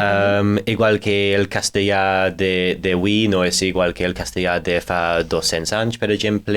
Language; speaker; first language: Catalan; non-native, fluent; English